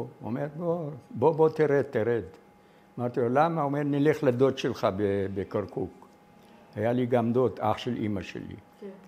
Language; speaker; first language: Hebrew; non-native, fluent; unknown